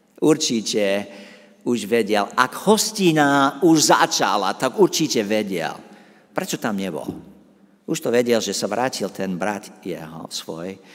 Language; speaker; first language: Slovak; non-native, fluent; English